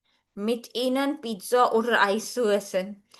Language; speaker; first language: German; non-native, fluent; Hindi